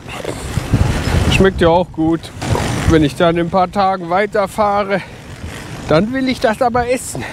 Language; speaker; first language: German; native; German